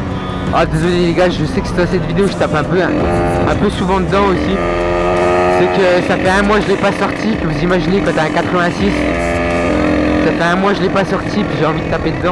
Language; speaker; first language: French; native; French